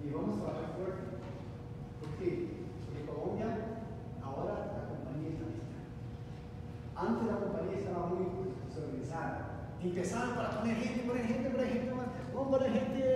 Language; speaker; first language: Spanish; non-native, learner; Portuguese